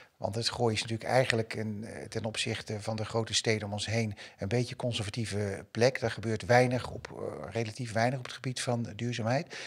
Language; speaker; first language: Dutch; native; Dutch